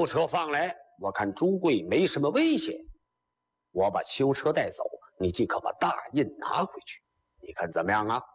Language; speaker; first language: Chinese; native; Chinese